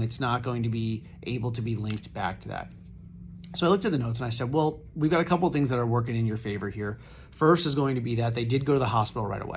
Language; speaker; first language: English; native; English